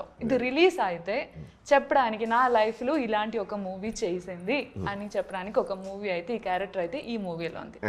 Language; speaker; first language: Telugu; non-native, learner; Malayalam